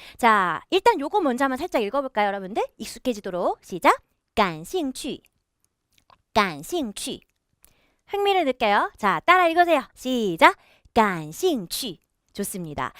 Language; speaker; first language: Korean; native; Korean